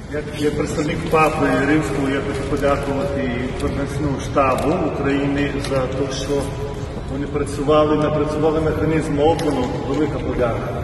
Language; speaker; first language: Ukrainian; non-native, fluent; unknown